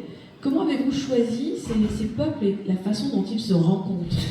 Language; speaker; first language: French; native; French